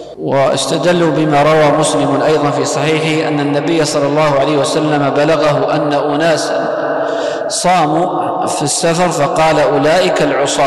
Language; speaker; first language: Arabic; native; Arabic